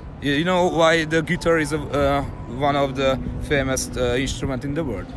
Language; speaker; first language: English; non-native, learner; Hungarian